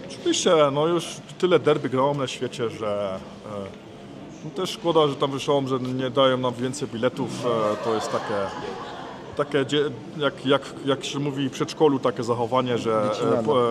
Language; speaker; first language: Polish; early bilingual, heritage; Polish